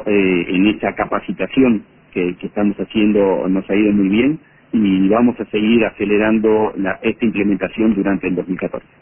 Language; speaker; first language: Spanish; native; Spanish